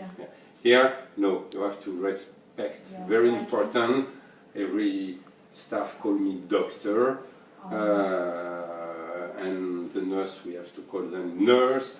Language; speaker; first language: English; non-native, learner; French